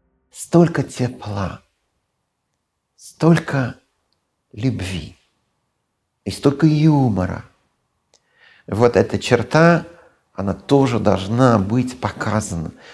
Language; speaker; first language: Russian; non-native, fluent; English